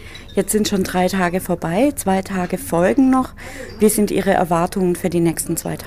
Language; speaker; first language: German; native; German